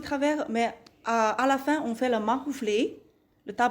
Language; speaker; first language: French; non-native, learner; Chinese